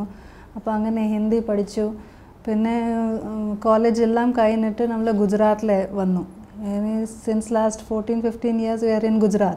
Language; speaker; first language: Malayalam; early bilingual, heritage; Malayalam